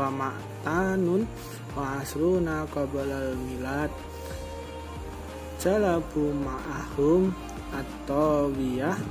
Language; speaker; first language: Arabic; non-native, learner; Indonesian